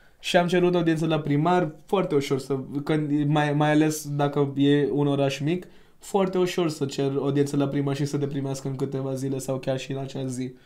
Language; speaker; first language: Romanian; non-native, fluent; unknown